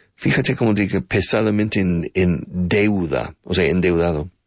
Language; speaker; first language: Spanish; non-native, fluent; English